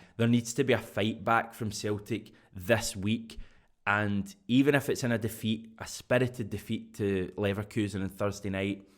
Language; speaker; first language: English; native; English